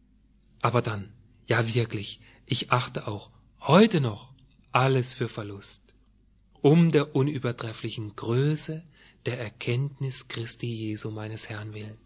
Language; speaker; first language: German; native; German